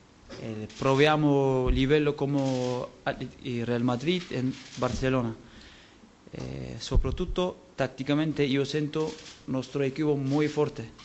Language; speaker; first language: Spanish; non-native, learner; Turkish